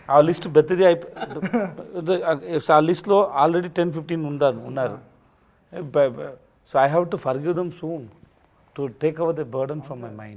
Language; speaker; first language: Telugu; non-native, learner; Tamil